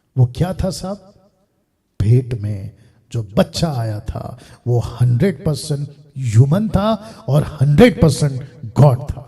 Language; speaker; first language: Hindi; non-native, local second language; Telugu